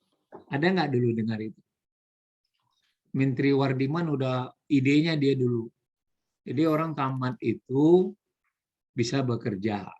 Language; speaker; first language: Indonesian; native; Indonesian